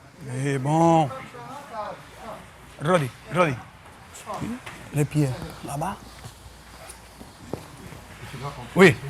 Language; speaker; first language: French; non-native, learner; Portuguese